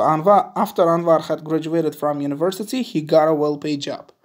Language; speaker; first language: English; non-native, fluent; Uzbek